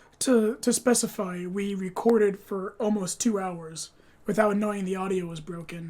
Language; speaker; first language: English; native; English